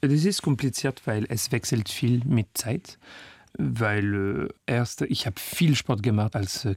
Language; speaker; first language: German; non-native, fluent; French